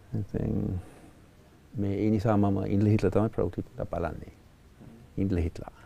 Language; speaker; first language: Sinhala; non-native, fluent; English